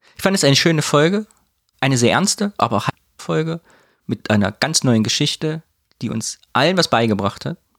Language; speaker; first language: German; native; German